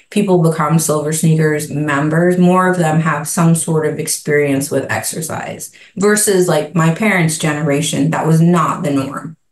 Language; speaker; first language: English; native; English